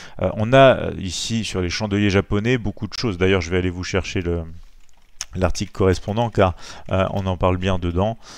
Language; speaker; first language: French; native; French